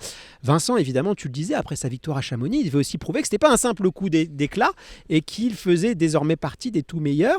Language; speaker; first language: French; native; French